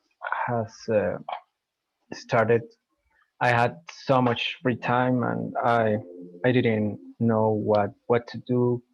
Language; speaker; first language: English; non-native, learner; Spanish